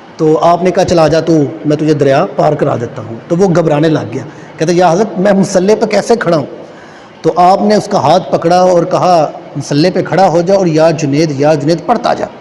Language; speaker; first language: Urdu; native; Urdu